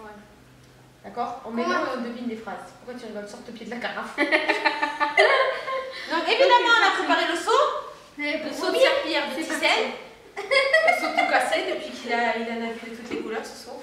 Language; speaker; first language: French; native; French